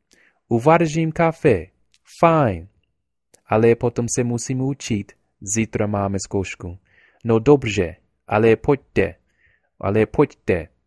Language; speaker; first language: Czech; non-native, learner; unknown